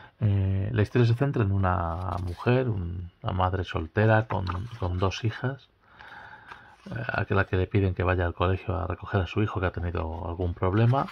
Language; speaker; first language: Spanish; native; Spanish